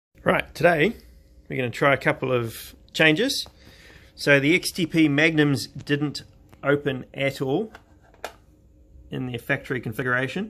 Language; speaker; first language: English; native; English